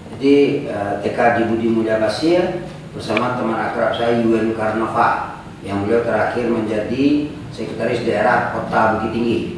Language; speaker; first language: Indonesian; non-native, local second language; Minangkabau